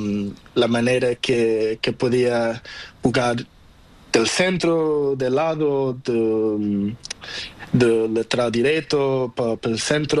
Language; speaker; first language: Spanish; non-native, learner; Portuguese